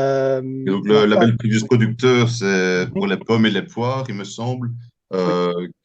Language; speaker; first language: French; native; French